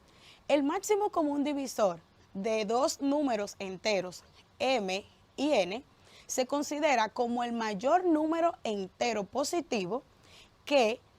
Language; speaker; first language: Spanish; native; Spanish